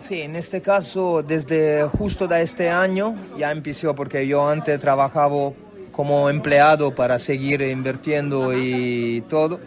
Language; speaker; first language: Spanish; non-native, fluent; Italian